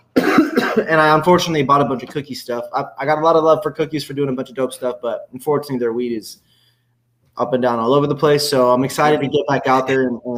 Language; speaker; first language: English; native; English